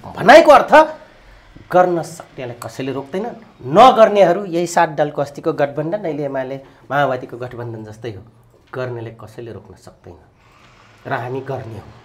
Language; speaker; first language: Nepali; native; Nepali